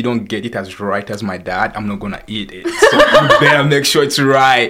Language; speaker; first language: English; non-native, fluent; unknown